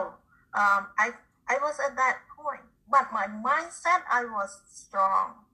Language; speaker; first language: English; non-native, fluent; Khmer